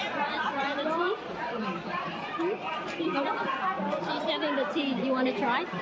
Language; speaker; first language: English; non-native, fluent; Vietnamese